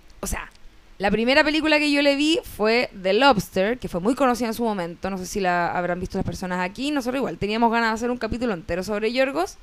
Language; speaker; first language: Spanish; native; Spanish